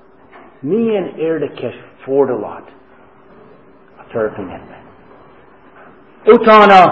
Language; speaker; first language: Hungarian; non-native, fluent; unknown